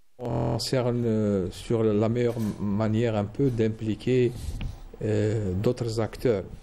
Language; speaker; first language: French; non-native, local second language; Arabic